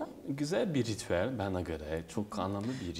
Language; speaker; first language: Turkish; non-native, fluent; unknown